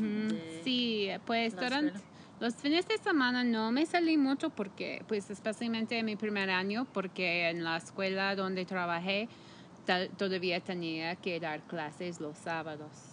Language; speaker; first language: Spanish; non-native, fluent; English